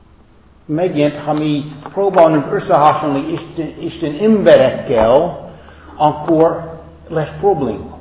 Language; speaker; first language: Hungarian; non-native, fluent; English